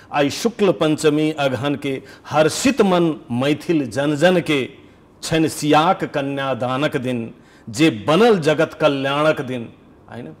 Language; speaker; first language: Nepali; non-native, local second language; Maithili